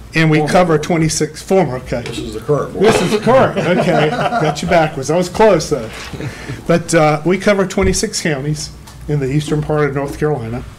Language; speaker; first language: English; native; English